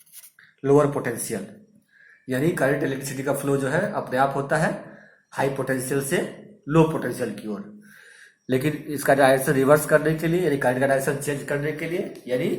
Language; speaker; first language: Hindi; native; Hindi